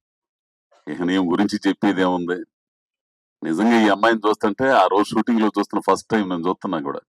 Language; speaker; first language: Telugu; native; Telugu